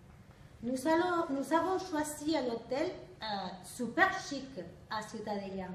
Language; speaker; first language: French; non-native, learner; Spanish